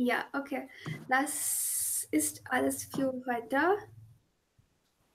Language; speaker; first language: German; non-native, learner; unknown